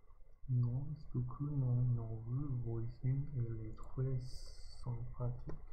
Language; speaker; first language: French; non-native, learner; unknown